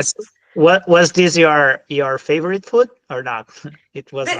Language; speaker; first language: English; non-native, fluent; Portuguese